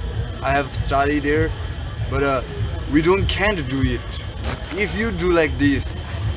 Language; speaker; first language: English; non-native, learner; Tibetan